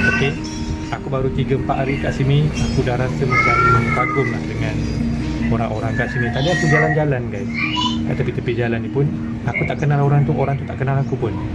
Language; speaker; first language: Malay; native; Malay